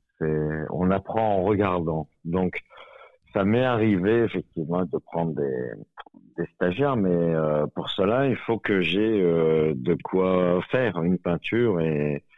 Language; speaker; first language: French; native; French